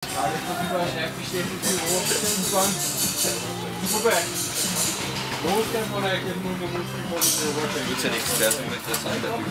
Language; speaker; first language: German; native; German